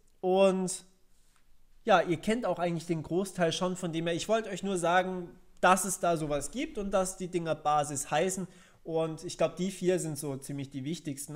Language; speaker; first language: German; native; German